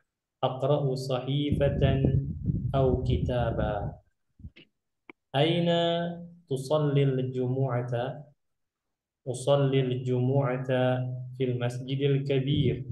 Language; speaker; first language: Arabic; non-native, fluent; Indonesian